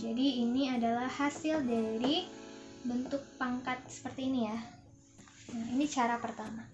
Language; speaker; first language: Indonesian; native; Indonesian